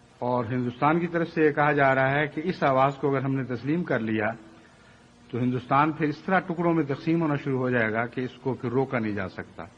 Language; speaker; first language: Urdu; native; Urdu